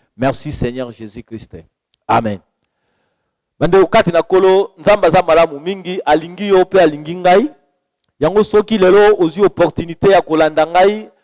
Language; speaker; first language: Lingala; native; Lingala